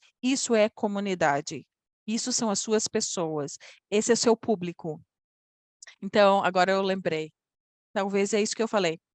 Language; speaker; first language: Portuguese; non-native, fluent; Polish